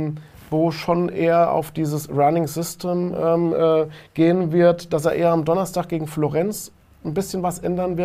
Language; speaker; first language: German; native; German